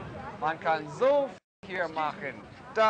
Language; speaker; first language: German; non-native, fluent; English